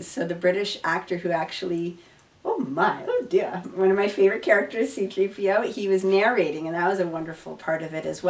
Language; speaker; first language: English; native; English